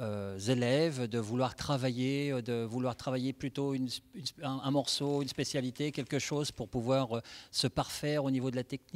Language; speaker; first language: French; native; French